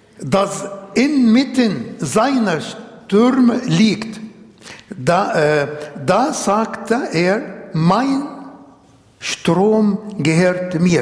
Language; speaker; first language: German; non-native, learner; Arabic